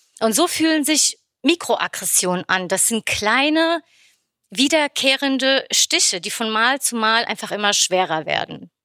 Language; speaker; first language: German; early bilingual, other home language; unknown